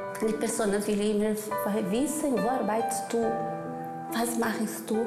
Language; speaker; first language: German; non-native, learner; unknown